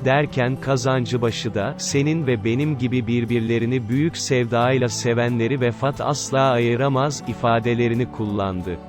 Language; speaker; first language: Turkish; native; Turkish